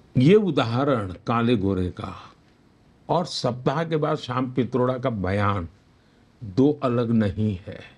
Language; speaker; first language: Hindi; non-native, local second language; Gujarati